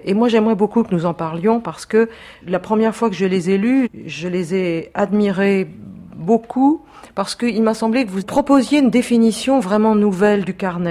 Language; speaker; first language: French; native; French